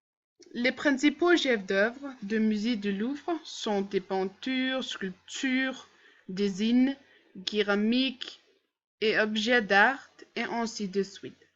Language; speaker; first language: French; non-native, learner; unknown